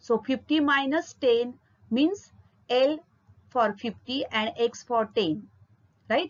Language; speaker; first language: English; non-native, local second language; Marathi